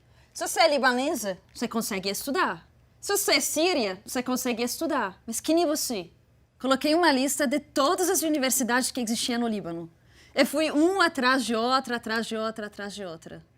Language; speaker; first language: Portuguese; non-native, fluent; Arabic